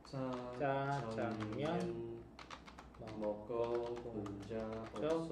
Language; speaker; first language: Korean; non-native, learner; Chinese